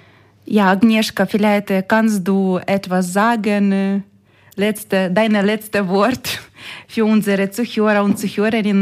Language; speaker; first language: German; non-native, fluent; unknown